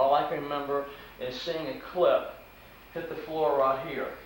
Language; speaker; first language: English; native; English